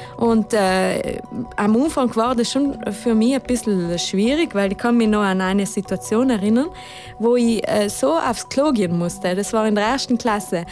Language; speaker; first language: German; non-native, local second language; Ladin